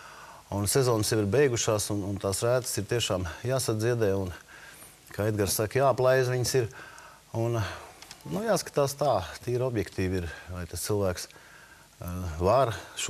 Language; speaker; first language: Latvian; native; Latvian